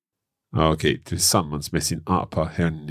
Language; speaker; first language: Swedish; non-native, learner; English